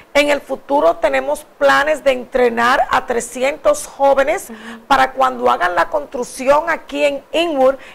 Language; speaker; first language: Spanish; native; Spanish